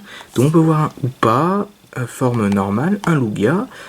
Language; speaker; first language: French; native; French